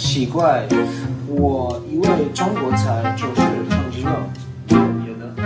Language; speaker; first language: Chinese; non-native, learner; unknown